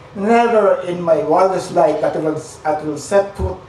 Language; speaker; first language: English; non-native, local second language; Filipino